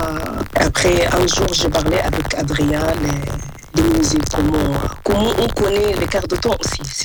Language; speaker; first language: French; non-native, learner; Arabic